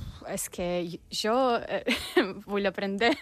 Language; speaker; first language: Catalan; non-native, learner; English